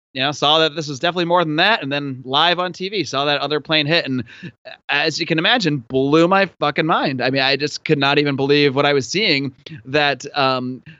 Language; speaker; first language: English; native; English